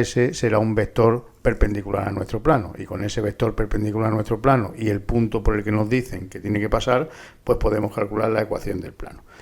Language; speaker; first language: Spanish; native; Spanish